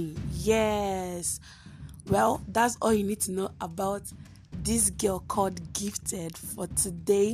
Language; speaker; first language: English; non-native, local second language; Igbo